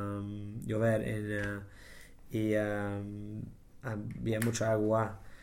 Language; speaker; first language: Spanish; non-native, learner; English